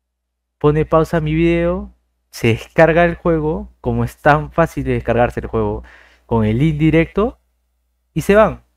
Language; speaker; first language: Spanish; native; Spanish